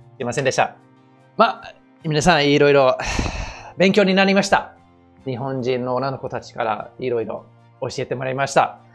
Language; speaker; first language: Japanese; non-native, fluent; English